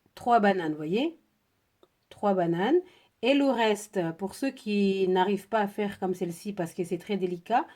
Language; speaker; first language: French; non-native, fluent; Indonesian